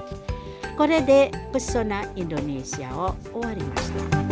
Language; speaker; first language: Japanese; non-native, fluent; Indonesian